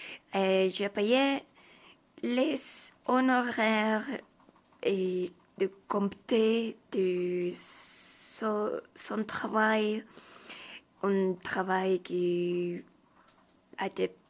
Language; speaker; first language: French; non-native, learner; Spanish